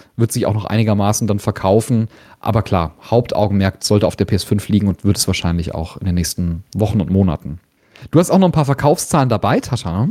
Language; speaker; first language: German; native; German